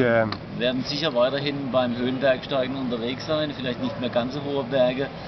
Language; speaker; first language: German; native; German